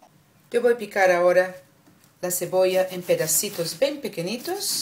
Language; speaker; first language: Spanish; non-native, learner; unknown